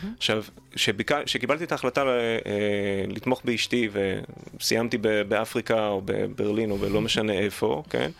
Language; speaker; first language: Hebrew; native; Hebrew